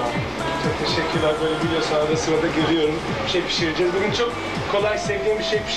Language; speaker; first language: Turkish; non-native, fluent; English